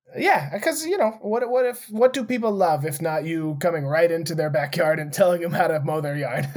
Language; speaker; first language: English; native; English